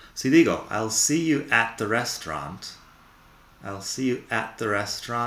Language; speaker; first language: English; native; English